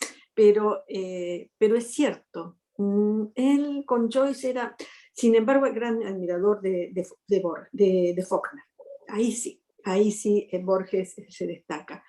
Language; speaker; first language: Spanish; native; Spanish